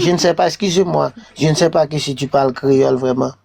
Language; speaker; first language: French; non-native, learner; Spanish